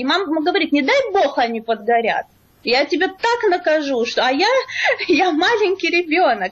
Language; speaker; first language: Russian; native; Russian